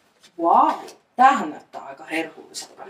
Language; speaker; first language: Finnish; native; Finnish